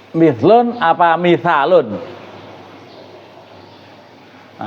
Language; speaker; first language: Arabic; non-native, fluent; Indonesian